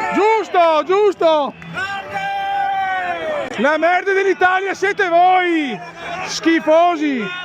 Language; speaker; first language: Italian; native; Italian